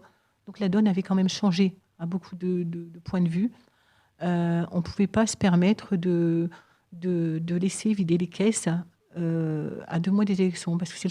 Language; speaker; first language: French; native; French